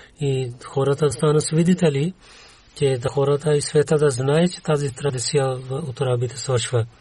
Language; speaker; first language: Bulgarian; non-native, learner; Urdu